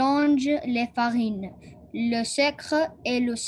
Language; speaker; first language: French; non-native, learner; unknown